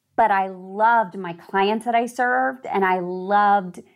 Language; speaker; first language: English; native; English